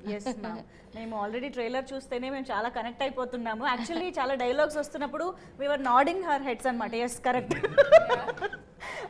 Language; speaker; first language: Telugu; native; Telugu